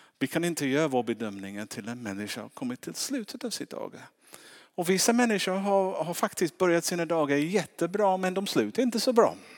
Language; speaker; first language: Swedish; non-native, fluent; English